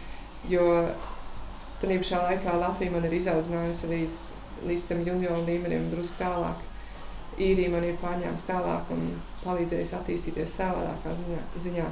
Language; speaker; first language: Latvian; native; Latvian